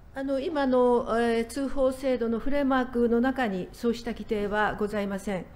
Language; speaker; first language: Japanese; native; Japanese